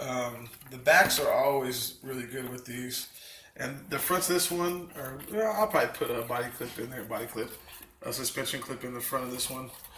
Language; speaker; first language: English; native; English